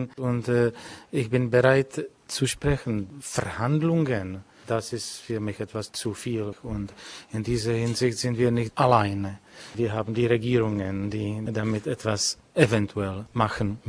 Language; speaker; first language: German; non-native, fluent; Czech